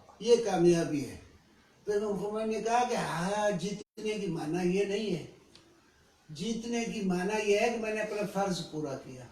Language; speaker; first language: Urdu; non-native, local second language; Baluchi